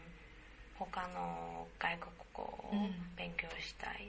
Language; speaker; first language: Japanese; non-native, learner; Chinese